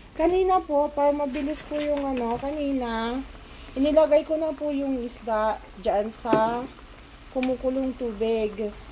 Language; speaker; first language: Filipino; non-native, local second language; Iloko